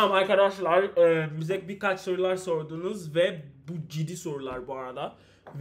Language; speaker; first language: Turkish; non-native, learner; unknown